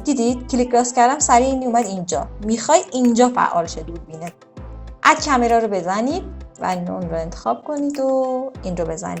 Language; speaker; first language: Persian; native; Persian